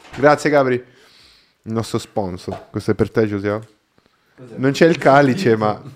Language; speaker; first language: Italian; non-native, fluent; Portuguese